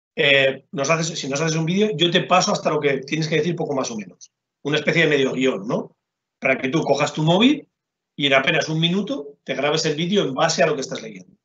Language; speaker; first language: Spanish; native; Spanish